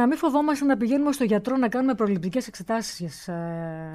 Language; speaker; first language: Greek; native; Greek